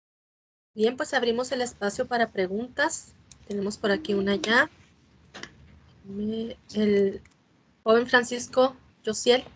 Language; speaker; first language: Spanish; native; Spanish